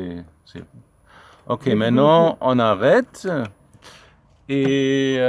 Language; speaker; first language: French; non-native, fluent; German